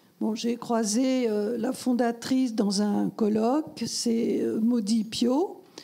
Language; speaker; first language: French; native; French